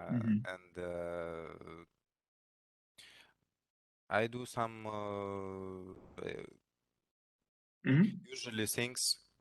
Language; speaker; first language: English; non-native, learner; Russian